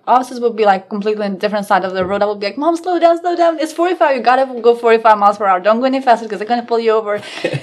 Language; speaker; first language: English; non-native, fluent; Albanian